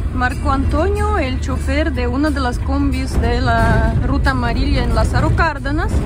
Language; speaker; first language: Spanish; non-native, fluent; Russian